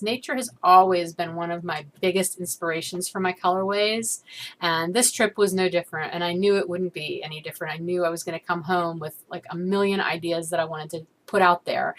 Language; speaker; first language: English; native; English